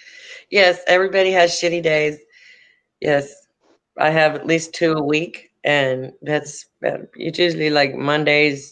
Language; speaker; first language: English; native; English